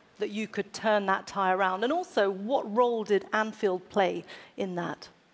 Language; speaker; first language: English; native; English